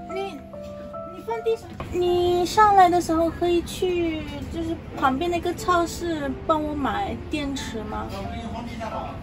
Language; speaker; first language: Chinese; non-native, fluent; Spanish